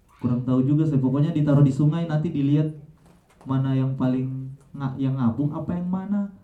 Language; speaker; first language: Indonesian; native; Indonesian